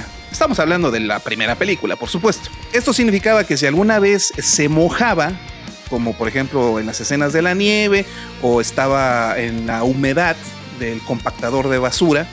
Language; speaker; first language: Spanish; native; Spanish